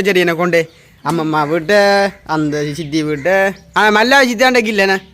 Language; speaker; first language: Tamil; native; Tamil